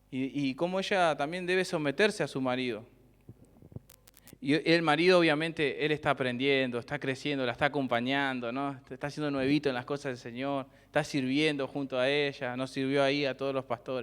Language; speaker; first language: Spanish; native; Spanish